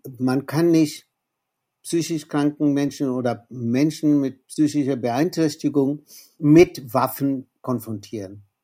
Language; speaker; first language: German; non-native, fluent; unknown